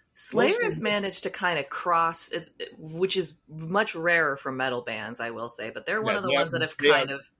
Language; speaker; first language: English; native; English